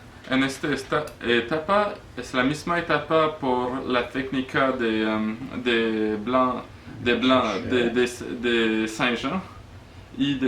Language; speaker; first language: Spanish; non-native, learner; French